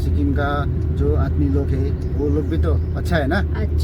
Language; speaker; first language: Hindi; non-native, local second language; Nepali